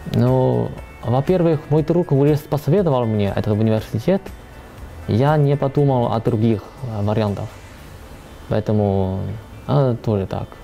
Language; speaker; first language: Russian; non-native, learner; Chinese